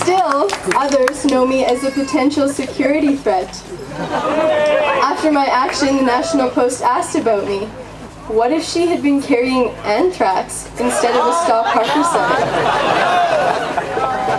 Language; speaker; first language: English; native; English